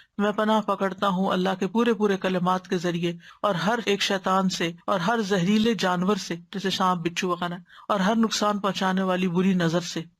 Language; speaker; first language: Urdu; native; Urdu